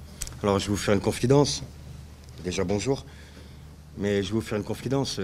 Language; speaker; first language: French; native; French